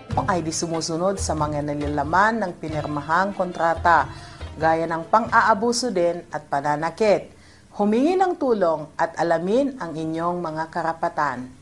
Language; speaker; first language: Filipino; native; Filipino